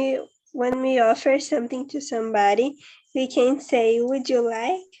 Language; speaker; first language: English; non-native, learner; Portuguese